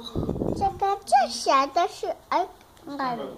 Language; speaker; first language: Chinese; early bilingual, heritage; Chinese